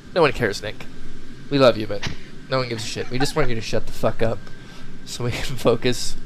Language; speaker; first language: English; native; English